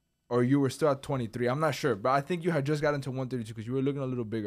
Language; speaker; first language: English; early bilingual, other home language; Spanish